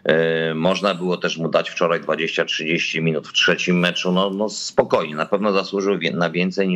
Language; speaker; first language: Polish; native; Polish